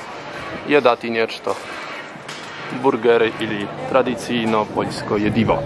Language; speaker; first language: Polish; non-native, learner; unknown